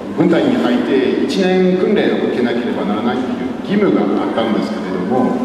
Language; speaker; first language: Japanese; non-native, fluent; French